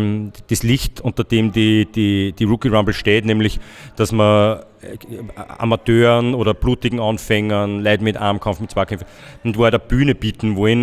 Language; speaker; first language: German; native; German